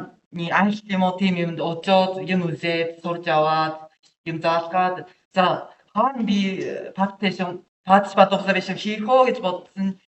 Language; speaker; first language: Mongolian; non-native, learner; Japanese